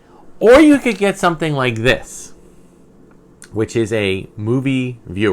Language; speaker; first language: English; native; English